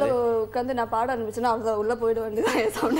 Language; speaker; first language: Tamil; non-native, local second language; Malayalam